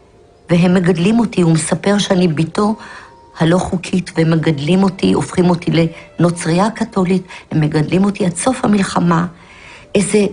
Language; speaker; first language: Hebrew; early bilingual, other home language; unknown